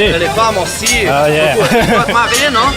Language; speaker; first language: French; non-native, learner; Ukrainian